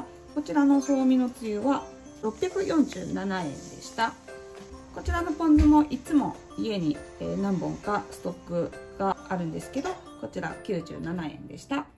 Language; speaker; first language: Japanese; native; Japanese